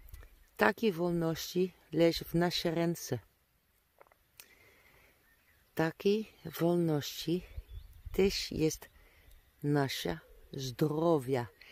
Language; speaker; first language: Polish; non-native, learner; Dutch